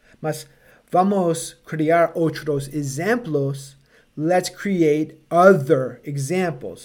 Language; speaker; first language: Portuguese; non-native, fluent; English